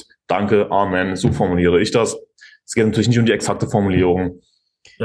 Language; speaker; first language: German; native; German